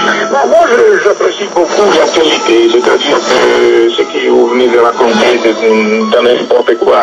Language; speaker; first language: French; non-native, fluent; Italian